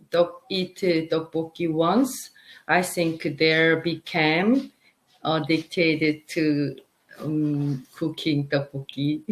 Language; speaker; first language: English; non-native, learner; Korean